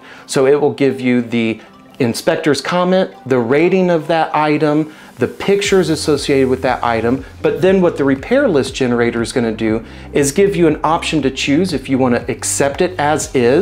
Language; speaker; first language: English; native; English